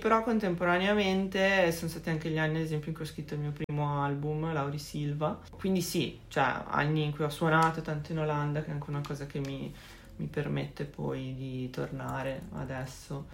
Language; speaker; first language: Italian; native; Italian